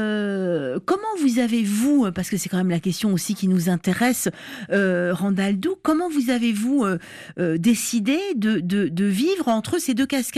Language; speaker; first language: French; native; French